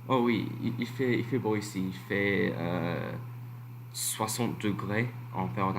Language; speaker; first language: French; non-native, learner; English